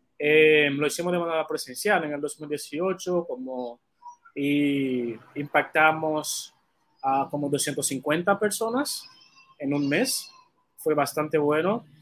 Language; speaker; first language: Spanish; non-native, fluent; Haitian Creole